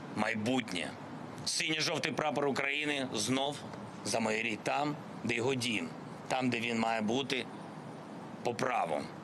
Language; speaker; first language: Ukrainian; non-native, local second language; Russian